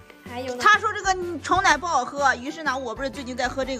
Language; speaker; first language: Chinese; native; Chinese